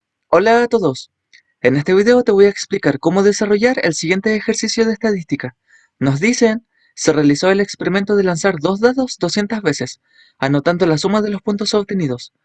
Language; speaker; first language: Spanish; native; Spanish